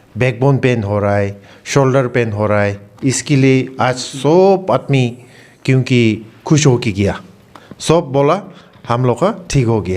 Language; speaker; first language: Hindi; non-native, fluent; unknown